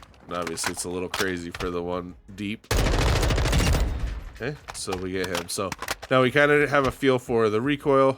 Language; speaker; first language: English; native; English